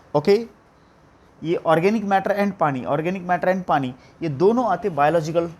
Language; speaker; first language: Hindi; non-native, local second language; Marathi